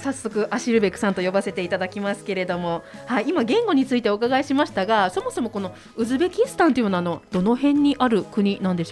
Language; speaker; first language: Japanese; native; Japanese